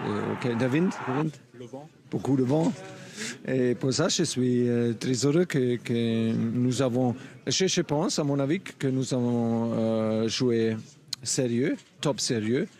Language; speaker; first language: French; non-native, fluent; German